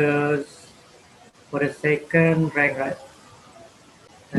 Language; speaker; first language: English; non-native, learner; Malay